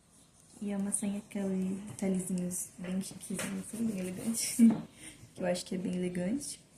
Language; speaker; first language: Portuguese; native; Portuguese